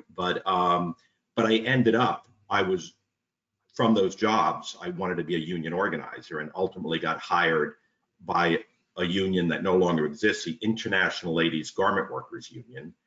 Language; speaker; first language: English; native; English